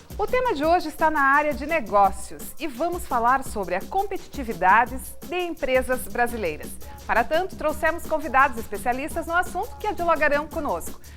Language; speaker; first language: Portuguese; native; Portuguese